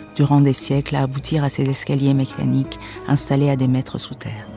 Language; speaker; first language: French; non-native, fluent; Persian